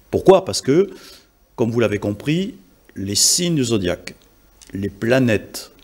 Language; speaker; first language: French; native; French